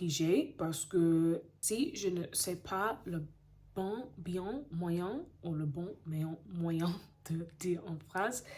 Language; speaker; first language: French; non-native, learner; English